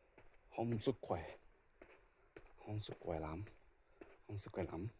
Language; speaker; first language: Vietnamese; non-native, learner; Japanese